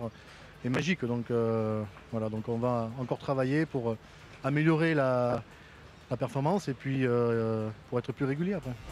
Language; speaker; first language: French; native; French